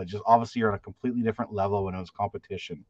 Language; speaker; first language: English; native; English